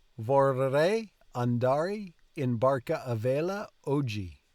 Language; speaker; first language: Italian; non-native, learner; English